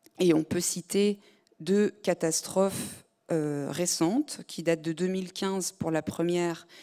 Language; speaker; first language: French; native; French